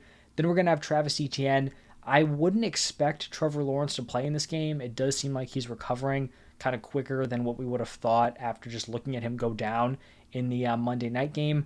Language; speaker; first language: English; native; English